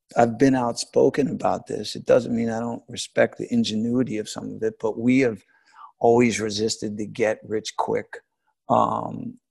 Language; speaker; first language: English; native; English